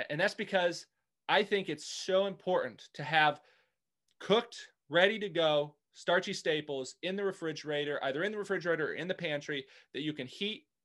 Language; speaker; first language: English; native; English